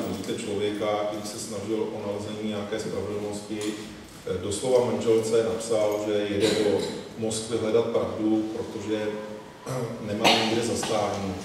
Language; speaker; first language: Czech; native; Czech